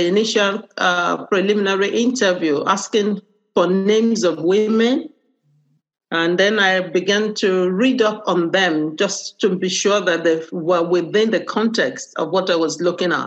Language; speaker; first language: English; non-native, local second language; Yoruba